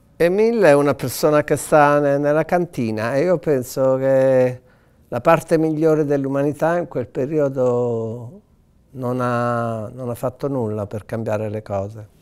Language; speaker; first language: Italian; native; Italian